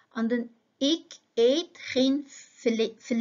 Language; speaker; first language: Dutch; non-native, fluent; Uyghur